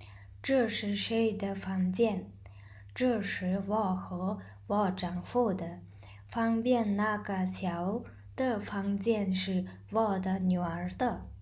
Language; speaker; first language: Chinese; non-native, fluent; Mongolian